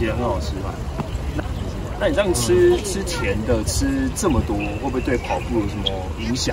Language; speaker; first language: Chinese; native; Chinese